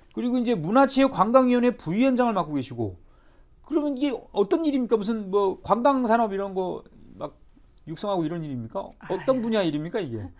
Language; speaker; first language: Korean; native; Korean